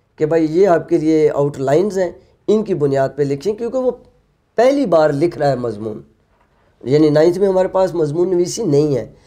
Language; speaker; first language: Urdu; non-native, local second language; Punjabi